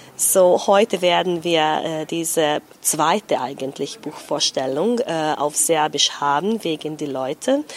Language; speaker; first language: German; non-native, local second language; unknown